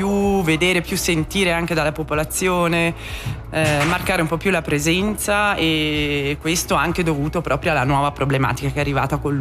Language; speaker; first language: Italian; native; Italian